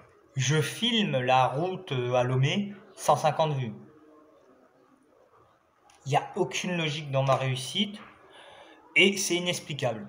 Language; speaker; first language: French; native; French